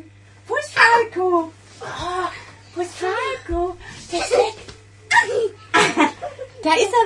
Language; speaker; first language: German; native; German